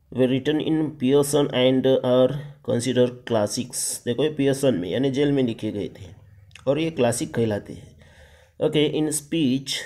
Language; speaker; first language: Hindi; non-native, local second language; Marathi